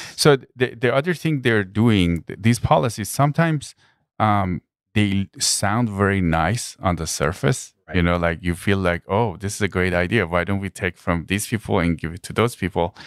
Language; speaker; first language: English; non-native, fluent; Persian